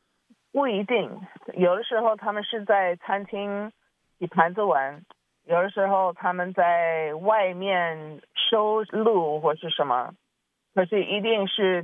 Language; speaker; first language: Chinese; early bilingual, heritage; Chinese